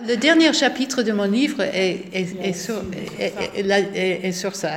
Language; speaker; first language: French; non-native, fluent; English